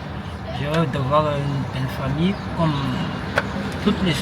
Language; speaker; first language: French; non-native, local second language; Malagasy